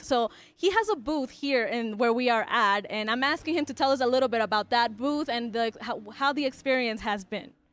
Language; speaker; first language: English; early bilingual, other home language; Spanish